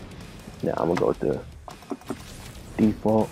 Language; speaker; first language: English; native; English